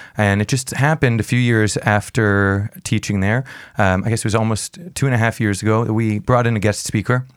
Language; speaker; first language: English; native; English